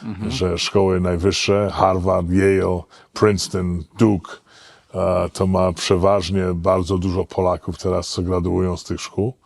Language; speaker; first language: Polish; early bilingual, heritage; Polish